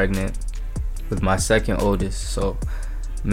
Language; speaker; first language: English; native; English